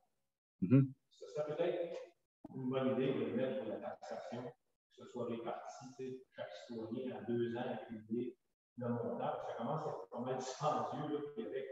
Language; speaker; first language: French; native; French